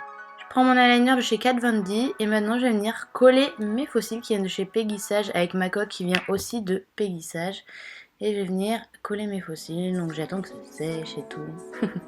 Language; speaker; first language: French; native; French